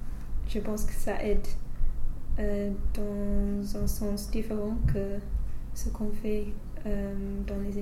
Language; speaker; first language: French; non-native, fluent; English